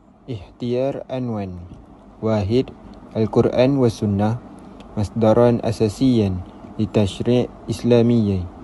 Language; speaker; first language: Arabic; non-native, learner; Malay